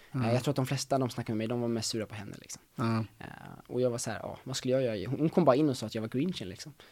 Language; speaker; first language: Swedish; native; Swedish